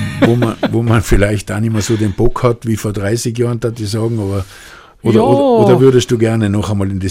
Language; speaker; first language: German; native; German